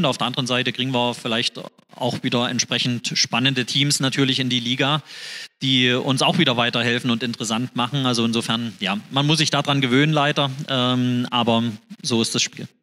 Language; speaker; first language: German; native; German